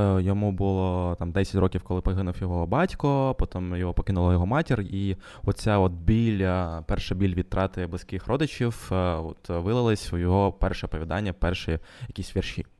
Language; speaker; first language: Ukrainian; non-native, local second language; Russian